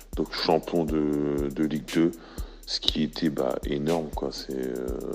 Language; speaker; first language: French; native; French